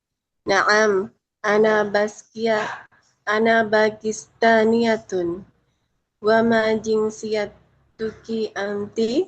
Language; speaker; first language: Arabic; non-native, learner; Indonesian